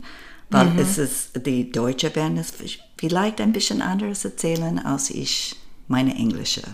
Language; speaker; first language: German; non-native, fluent; English